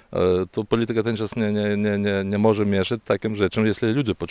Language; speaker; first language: Polish; non-native, learner; Lithuanian